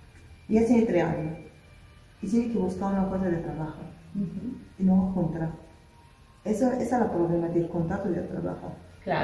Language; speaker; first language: Spanish; non-native, local second language; Arabic